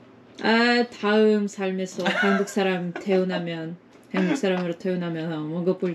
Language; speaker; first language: Korean; non-native, learner; Russian